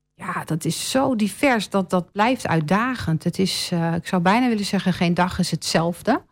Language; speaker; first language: Dutch; native; Dutch